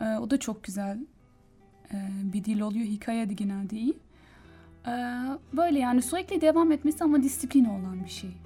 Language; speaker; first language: Turkish; non-native, learner; German